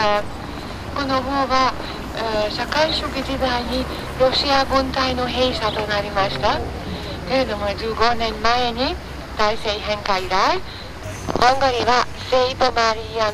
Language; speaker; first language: Japanese; non-native, fluent; Hungarian